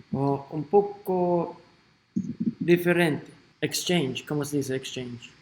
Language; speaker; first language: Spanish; non-native, learner; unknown